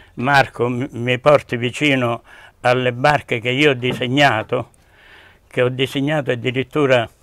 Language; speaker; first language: Italian; native; Italian